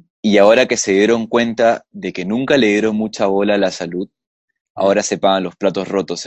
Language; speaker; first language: Spanish; native; Spanish